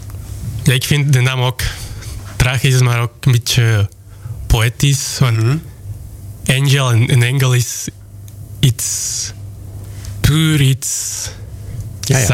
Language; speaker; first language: Dutch; non-native, local second language; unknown